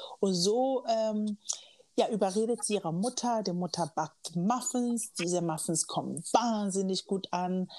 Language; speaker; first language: German; early bilingual, other home language; Akan